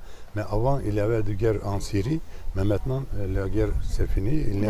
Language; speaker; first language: French; non-native, fluent; Turkish